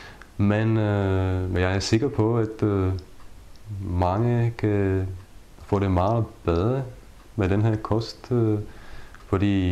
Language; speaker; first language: Danish; non-native, fluent; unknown